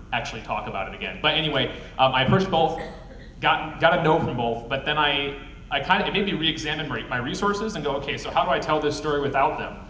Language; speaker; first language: English; native; English